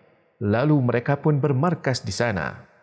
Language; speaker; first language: Indonesian; native; Indonesian